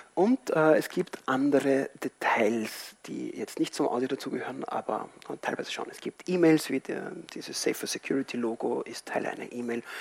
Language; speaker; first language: German; non-native, fluent; Spanish